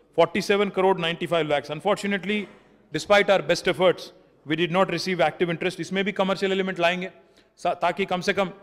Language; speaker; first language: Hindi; non-native, local second language; Telugu